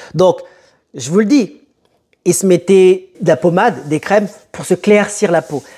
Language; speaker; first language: French; early bilingual, other home language; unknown